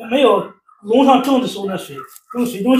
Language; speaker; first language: Chinese; native; Chinese